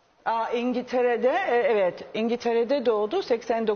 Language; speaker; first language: Turkish; non-native, fluent; English